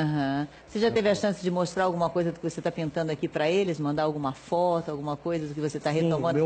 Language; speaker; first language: Portuguese; native; Portuguese